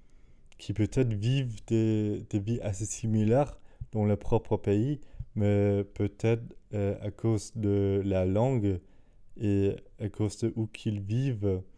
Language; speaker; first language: French; non-native, fluent; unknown